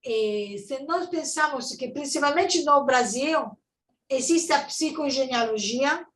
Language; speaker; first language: Portuguese; non-native, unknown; Italian